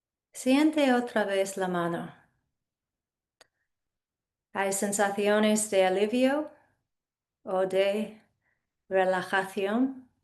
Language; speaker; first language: Spanish; non-native, fluent; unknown